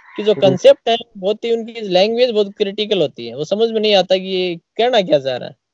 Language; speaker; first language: Hindi; native; Hindi